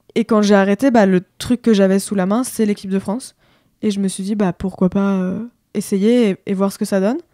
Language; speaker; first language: French; native; French